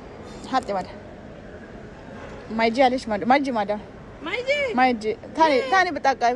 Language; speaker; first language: Arabic; non-native, learner; Amharic